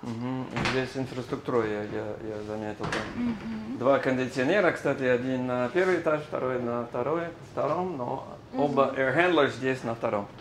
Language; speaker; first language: Russian; non-native, learner; English